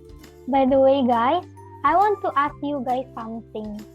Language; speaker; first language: English; non-native, learner; Indonesian